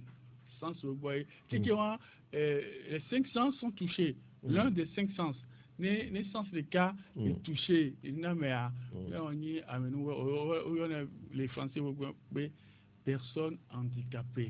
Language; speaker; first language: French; non-native, local second language; Ewe